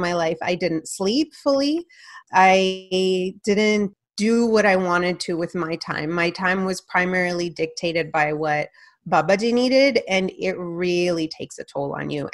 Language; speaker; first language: English; non-native, fluent; Punjabi